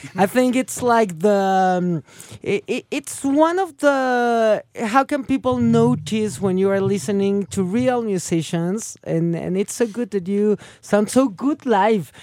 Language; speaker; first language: English; non-native, fluent; Spanish